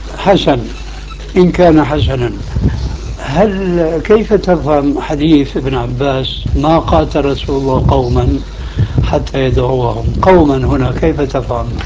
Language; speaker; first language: Arabic; early bilingual, other home language; Albanian